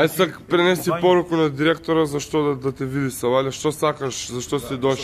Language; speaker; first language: Macedonian; native; Macedonian